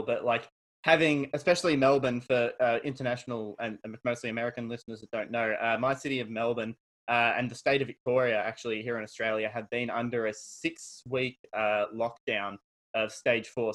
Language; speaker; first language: English; native; English